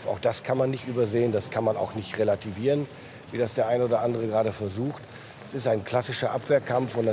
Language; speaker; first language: German; native; German